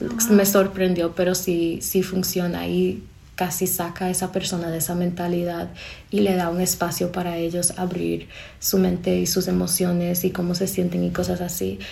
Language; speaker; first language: Spanish; non-native, fluent; English